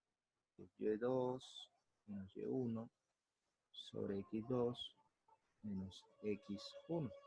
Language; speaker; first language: Spanish; native; Spanish